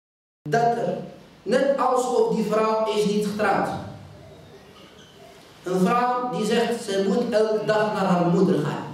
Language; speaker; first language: Dutch; non-native, fluent; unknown